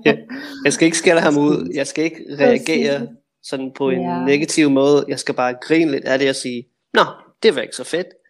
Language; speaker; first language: Danish; non-native, fluent; English